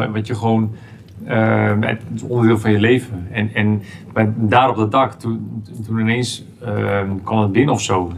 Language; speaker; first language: Dutch; early bilingual, heritage; Dutch